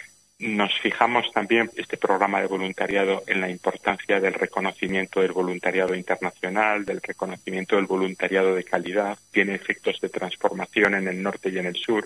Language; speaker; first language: Spanish; native; Spanish